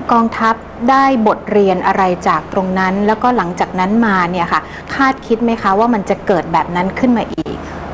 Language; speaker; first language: Thai; native; Thai